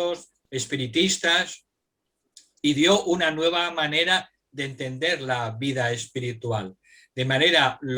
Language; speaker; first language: Spanish; native; Spanish